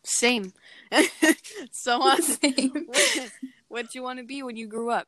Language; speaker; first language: English; native; English